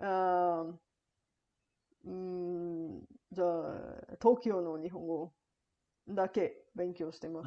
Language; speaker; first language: Japanese; non-native, learner; Bulgarian